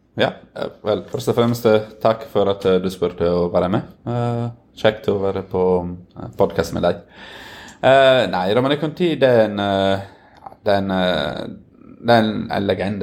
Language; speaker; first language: Norwegian; non-native, fluent; Italian